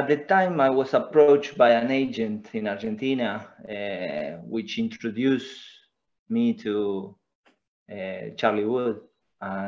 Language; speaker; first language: English; non-native, fluent; Spanish